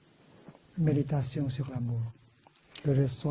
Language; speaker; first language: French; non-native, fluent; Vietnamese